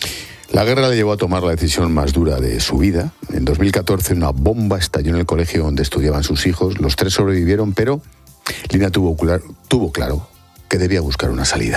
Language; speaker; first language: Spanish; native; Spanish